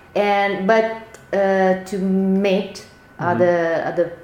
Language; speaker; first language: English; non-native, learner; Italian